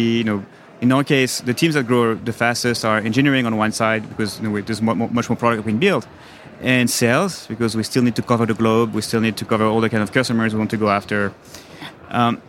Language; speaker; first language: English; non-native, fluent; French